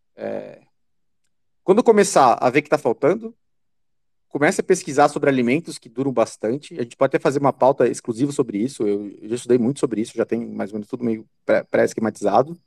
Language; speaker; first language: Portuguese; native; Portuguese